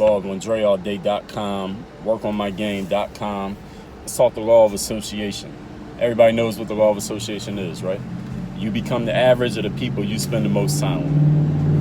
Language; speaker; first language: English; native; English